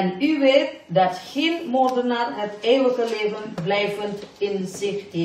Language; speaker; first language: Dutch; non-native, fluent; Indonesian